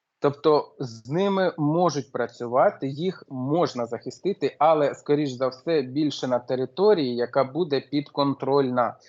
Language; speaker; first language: Ukrainian; non-native, local second language; Russian